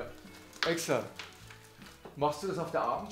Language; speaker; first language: German; native; German